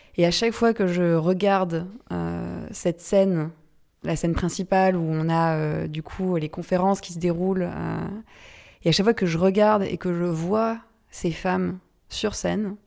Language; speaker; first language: French; native; French